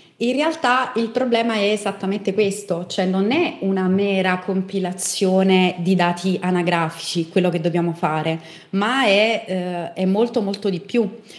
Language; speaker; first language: Italian; native; Italian